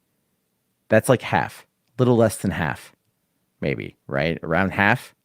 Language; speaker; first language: English; native; English